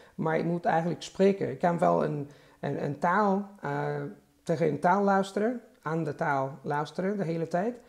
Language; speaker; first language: Dutch; non-native, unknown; Italian